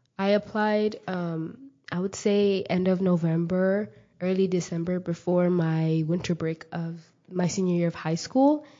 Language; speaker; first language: English; early bilingual, other home language; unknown